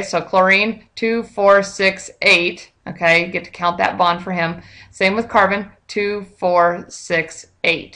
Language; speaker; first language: English; native; English